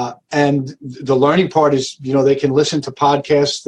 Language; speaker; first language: English; native; English